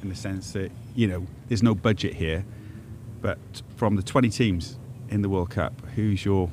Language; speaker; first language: English; native; English